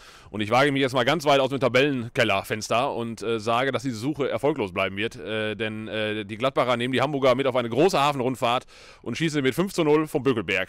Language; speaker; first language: German; native; German